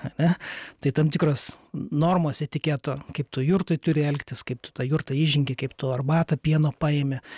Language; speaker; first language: Lithuanian; native; Lithuanian